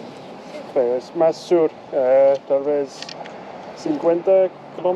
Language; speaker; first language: Spanish; non-native, learner; English